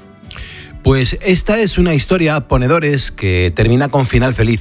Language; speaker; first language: Spanish; native; Spanish